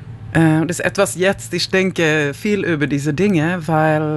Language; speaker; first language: German; non-native, learner; Swedish